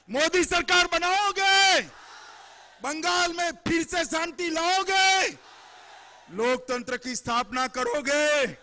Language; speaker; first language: Hindi; non-native, local second language; Gujarati